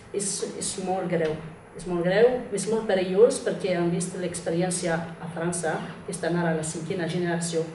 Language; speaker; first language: Catalan; non-native, fluent; Kabyle